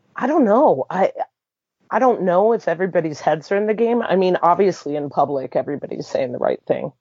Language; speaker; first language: English; early bilingual, other home language; German